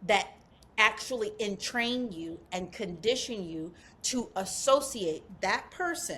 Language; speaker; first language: English; native; English